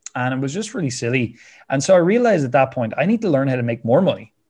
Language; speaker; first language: English; native; English